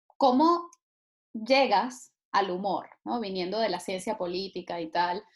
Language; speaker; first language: Spanish; native; Spanish